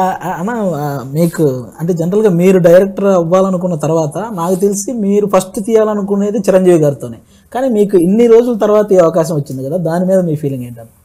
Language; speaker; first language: Telugu; native; Telugu